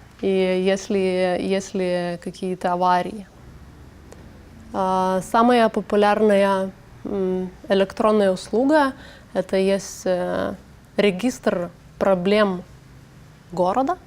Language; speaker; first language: Russian; non-native, learner; Lithuanian